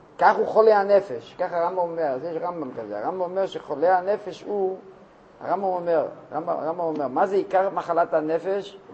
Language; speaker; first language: Hebrew; non-native, fluent; Russian